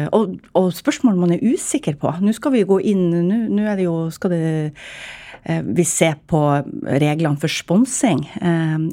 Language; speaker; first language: Norwegian; native; Norwegian